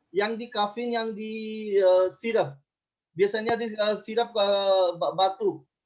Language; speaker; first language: Indonesian; non-native, fluent; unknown